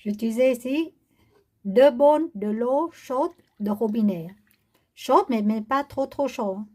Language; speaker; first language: French; non-native, learner; Vietnamese